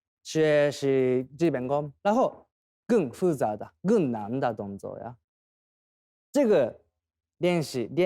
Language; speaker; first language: Chinese; non-native, fluent; Thai